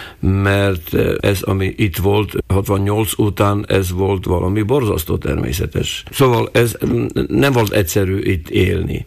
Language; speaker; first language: Hungarian; non-native, local second language; Slovak